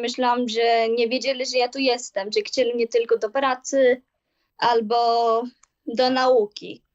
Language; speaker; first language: Polish; early bilingual, heritage; Polish